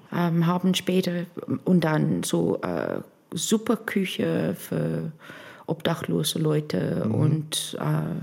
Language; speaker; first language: German; non-native, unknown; English